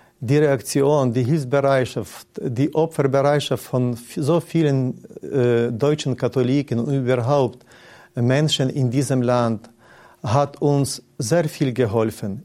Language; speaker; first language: German; non-native, fluent; Ukrainian